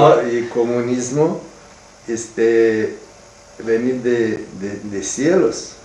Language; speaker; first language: Spanish; non-native, learner; Romanian